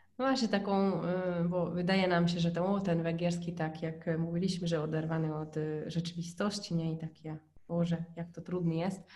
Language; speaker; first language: Polish; non-native, fluent; Hungarian